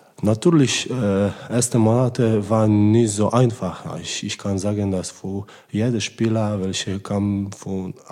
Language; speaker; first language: German; non-native, learner; Polish